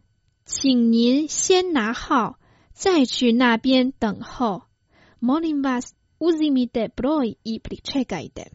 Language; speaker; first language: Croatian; non-native, fluent; Chinese